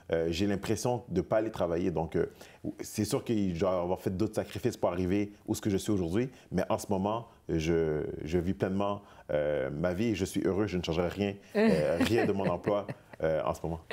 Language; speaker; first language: French; native; French